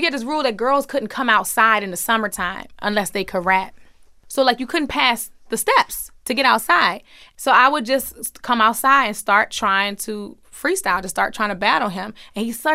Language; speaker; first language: English; native; English